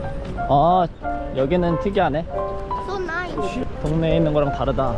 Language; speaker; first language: Korean; native; Korean